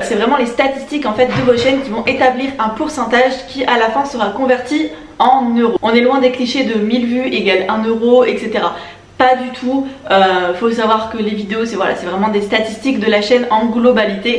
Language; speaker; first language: French; native; French